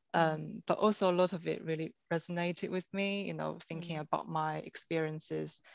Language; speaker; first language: English; non-native, fluent; Chinese